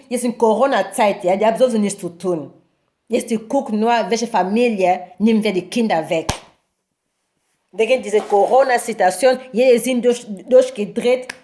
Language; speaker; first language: German; non-native, learner; Lingala